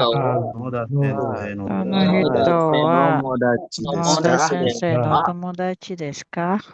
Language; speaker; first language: Japanese; non-native, learner; Indonesian